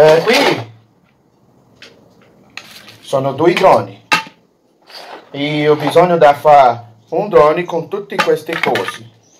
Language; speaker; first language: Italian; non-native, learner; Portuguese